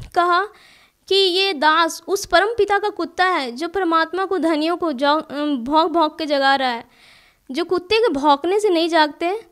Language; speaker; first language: Hindi; native; Hindi